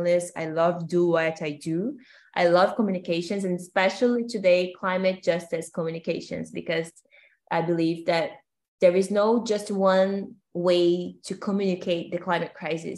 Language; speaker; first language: English; non-native, fluent; Portuguese